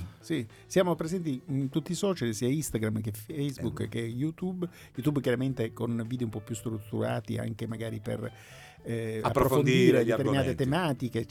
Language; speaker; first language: Italian; native; Italian